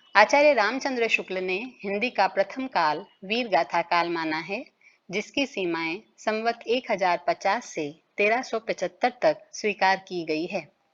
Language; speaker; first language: Hindi; native; Hindi